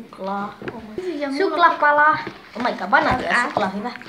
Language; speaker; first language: Finnish; early bilingual, other home language; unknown